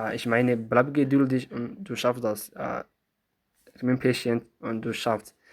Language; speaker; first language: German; non-native, fluent; Somali